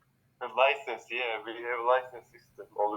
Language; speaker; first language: English; non-native, learner; Turkish